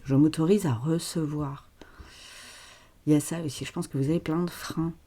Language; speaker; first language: French; native; French